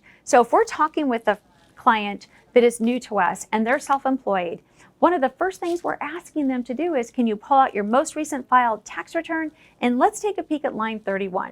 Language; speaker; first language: English; native; English